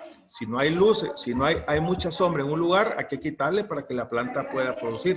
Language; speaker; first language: Spanish; native; Spanish